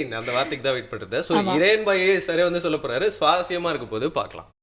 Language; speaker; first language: Tamil; native; Tamil